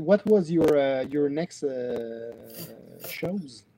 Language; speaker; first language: English; non-native, learner; French